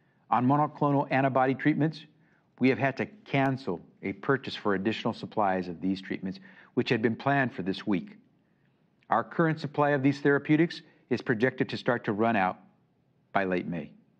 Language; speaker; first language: English; early bilingual, other home language; Spanish